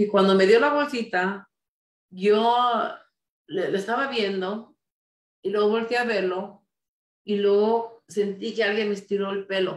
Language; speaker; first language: Spanish; early bilingual, heritage; Spanish